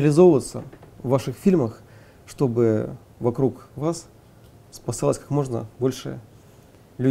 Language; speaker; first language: Russian; native; Russian